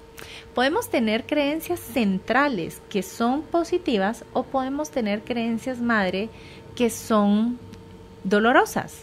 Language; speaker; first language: Spanish; native; Spanish